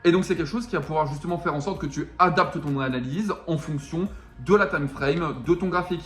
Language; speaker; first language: French; native; French